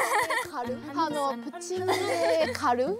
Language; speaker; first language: Korean; non-native, learner; Japanese